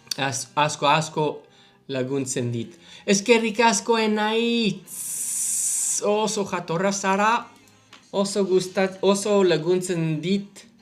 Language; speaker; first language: Basque; non-native, learner; English